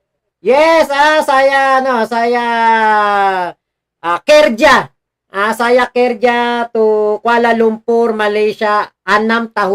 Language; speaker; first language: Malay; non-native, learner; Filipino